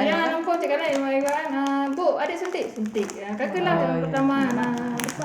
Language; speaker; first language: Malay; non-native, local second language; Achinese